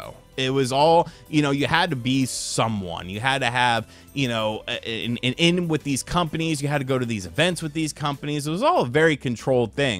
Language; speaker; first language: English; native; English